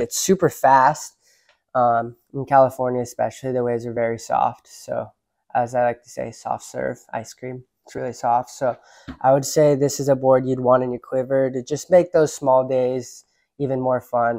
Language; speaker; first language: English; early bilingual, other home language; Japanese